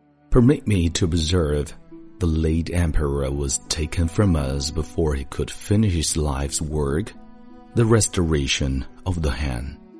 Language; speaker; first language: English; non-native, fluent; Chinese